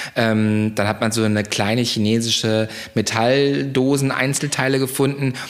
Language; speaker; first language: German; native; German